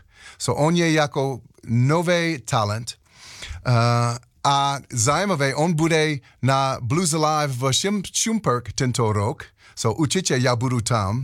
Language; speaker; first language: Czech; non-native, learner; English